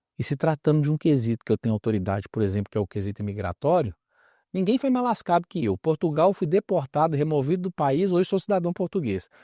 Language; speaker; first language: Portuguese; native; Portuguese